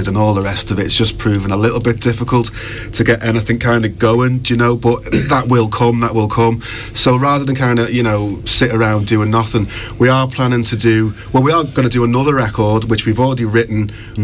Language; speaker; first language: English; native; English